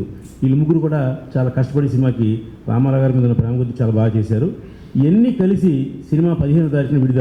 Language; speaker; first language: Telugu; native; Telugu